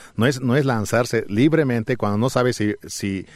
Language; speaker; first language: Spanish; native; Spanish